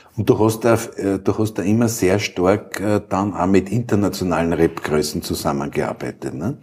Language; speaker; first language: German; native; German